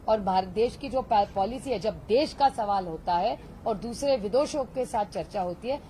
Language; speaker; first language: Hindi; non-native, local second language; Marathi